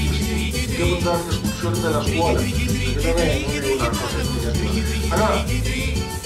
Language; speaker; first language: Italian; non-native, fluent; Greek